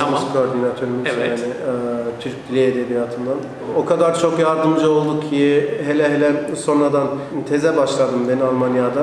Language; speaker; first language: Turkish; early bilingual, heritage; Turkish